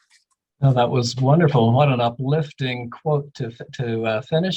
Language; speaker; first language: English; native; English